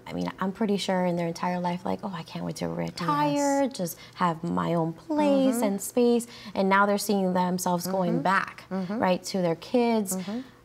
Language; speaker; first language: English; early bilingual, other home language; Spanish